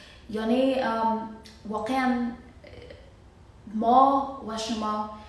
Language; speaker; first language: Persian; native; Persian